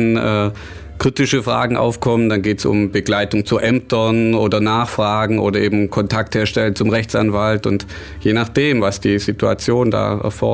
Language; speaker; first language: German; native; German